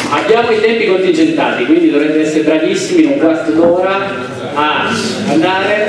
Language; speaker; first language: Italian; native; Italian